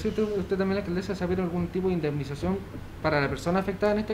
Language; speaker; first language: Spanish; native; Spanish